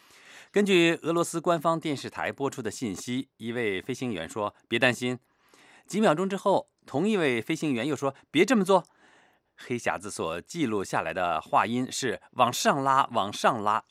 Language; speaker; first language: Chinese; native; Chinese